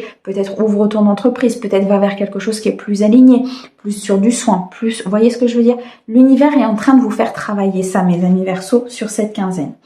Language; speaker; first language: French; native; French